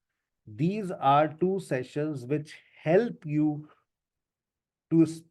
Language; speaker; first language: English; non-native, fluent; Urdu